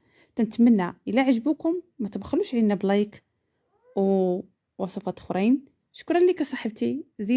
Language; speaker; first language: Arabic; native; Arabic